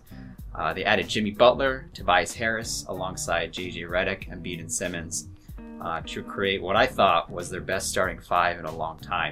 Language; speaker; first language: English; native; English